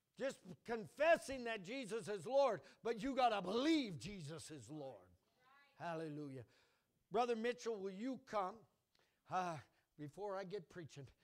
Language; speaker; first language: English; native; English